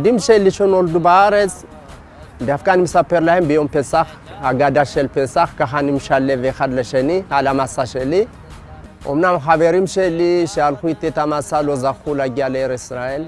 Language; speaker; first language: Hebrew; non-native, fluent; Amharic